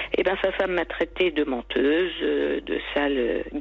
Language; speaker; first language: French; native; French